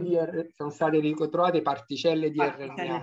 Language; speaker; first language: Italian; native; Italian